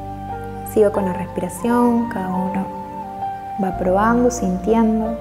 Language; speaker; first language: Spanish; native; Spanish